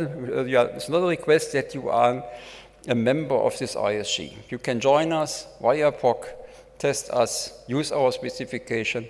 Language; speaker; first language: English; non-native, fluent; German